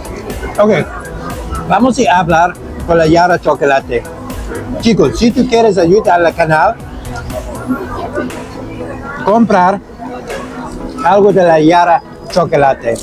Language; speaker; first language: Spanish; non-native, learner; English